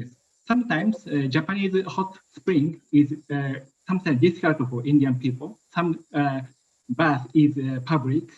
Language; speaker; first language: English; non-native, learner; Japanese